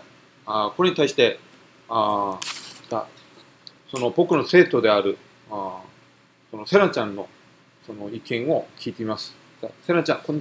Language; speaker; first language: Japanese; non-native, fluent; Korean